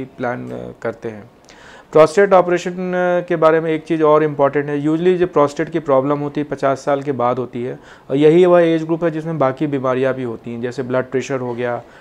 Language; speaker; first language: Hindi; native; Hindi